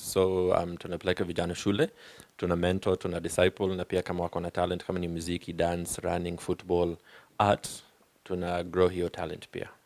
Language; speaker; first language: Swahili; non-native, fluent; English